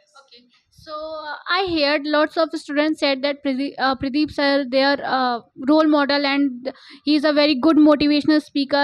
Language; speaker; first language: English; non-native, local second language; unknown